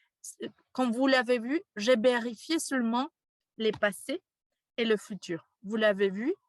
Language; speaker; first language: French; non-native, fluent; Spanish